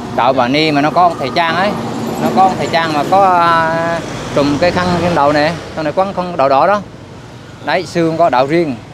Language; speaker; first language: Vietnamese; non-native, local second language; Eastern Cham